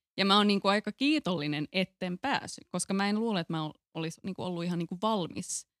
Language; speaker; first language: Finnish; non-native, local second language; Swedish